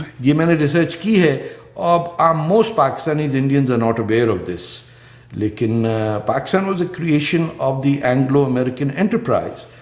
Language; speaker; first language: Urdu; non-native, local second language; Punjabi